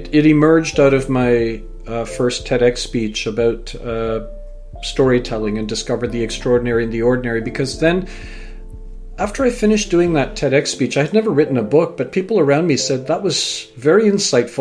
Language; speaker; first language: English; native; English